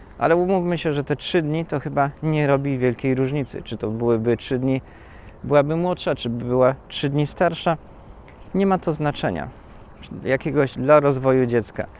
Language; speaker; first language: Polish; native; Polish